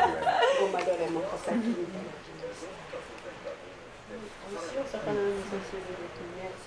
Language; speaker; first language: Japanese; native; Japanese